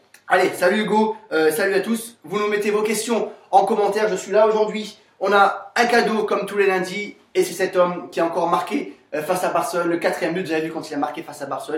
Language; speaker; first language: French; native; French